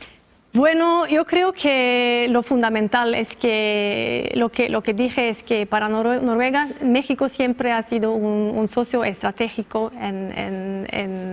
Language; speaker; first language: Spanish; non-native, fluent; Norwegian